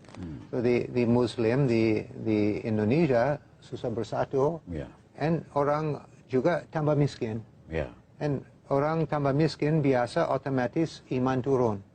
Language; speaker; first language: Indonesian; non-native, fluent; English